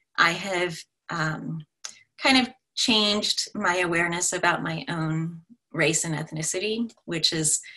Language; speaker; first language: English; native; English